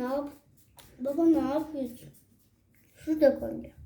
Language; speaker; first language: Turkish; native; Turkish